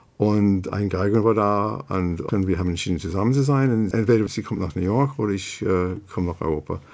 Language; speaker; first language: German; non-native, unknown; English